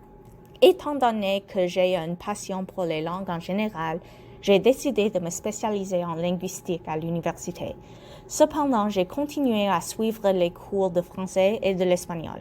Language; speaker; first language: French; non-native, local second language; English